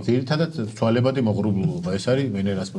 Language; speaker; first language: Georgian; native; Georgian